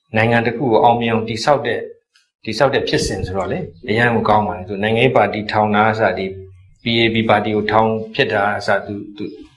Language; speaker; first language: Burmese; non-native, local second language; Hakha Chin